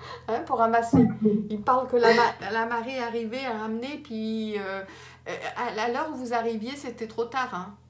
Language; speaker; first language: French; native; French